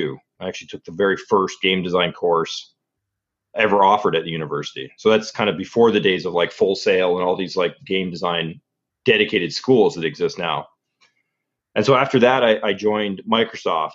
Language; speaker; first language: English; native; English